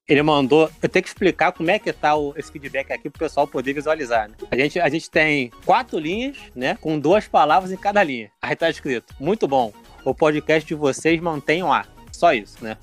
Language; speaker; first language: Portuguese; native; Portuguese